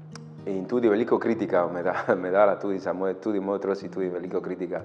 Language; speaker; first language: Slovenian; non-native, learner; Spanish